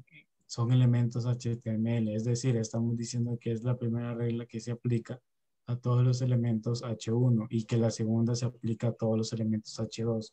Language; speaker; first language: Spanish; native; Spanish